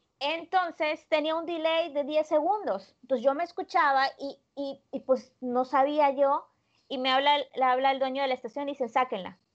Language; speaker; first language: Spanish; native; Spanish